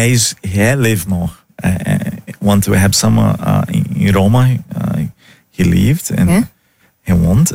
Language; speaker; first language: Dutch; non-native, learner; Portuguese